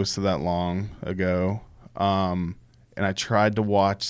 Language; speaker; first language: English; native; English